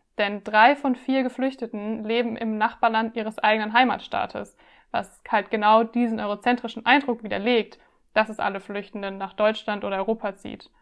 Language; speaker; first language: German; native; German